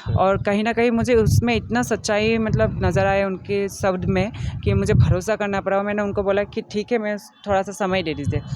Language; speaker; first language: Hindi; non-native, local second language; Assamese